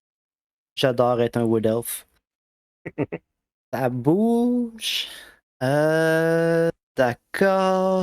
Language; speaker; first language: French; native; French